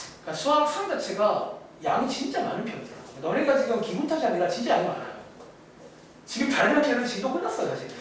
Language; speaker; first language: Korean; native; Korean